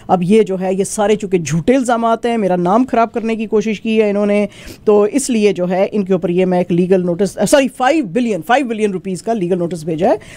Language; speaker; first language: Urdu; native; Urdu